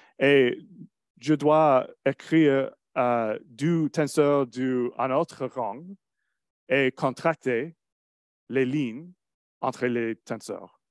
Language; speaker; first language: French; non-native, learner; English